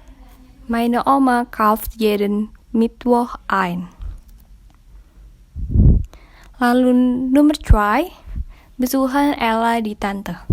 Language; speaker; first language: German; non-native, fluent; Indonesian